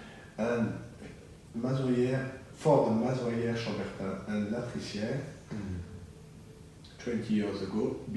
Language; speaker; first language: English; non-native, learner; French